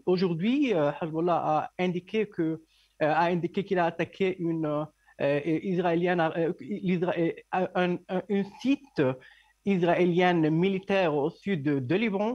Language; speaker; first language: French; non-native, learner; Arabic